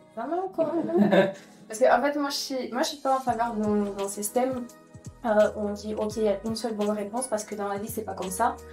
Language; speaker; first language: French; non-native, fluent; Ukrainian